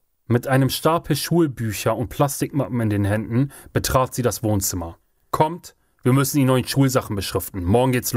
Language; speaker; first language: German; early bilingual, other home language; Kurdish